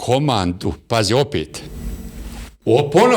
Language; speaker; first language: Bosnian; native; Bosnian